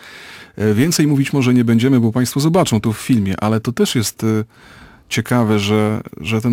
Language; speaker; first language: Polish; native; Polish